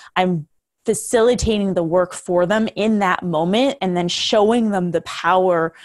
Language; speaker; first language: English; early bilingual, other home language; Hindi